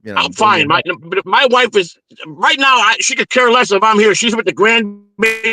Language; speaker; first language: English; native; English